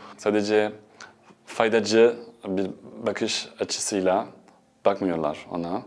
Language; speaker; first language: Turkish; non-native, fluent; French